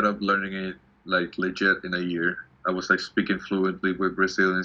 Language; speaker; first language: English; non-native, fluent; Spanish